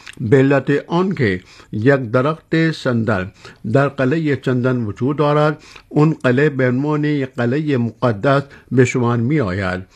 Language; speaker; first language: Persian; non-native, fluent; Urdu